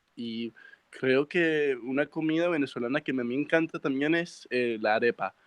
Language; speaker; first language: Spanish; early bilingual, heritage; Spanish